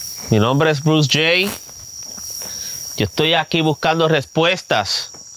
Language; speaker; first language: Spanish; early bilingual, heritage; Spanish